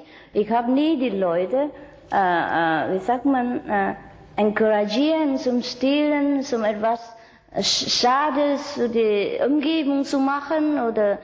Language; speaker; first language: German; non-native, learner; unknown